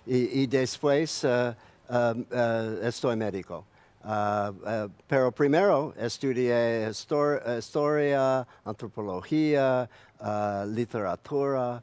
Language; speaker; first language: Spanish; non-native, learner; English